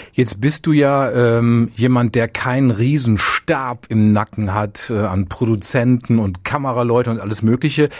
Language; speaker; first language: German; native; German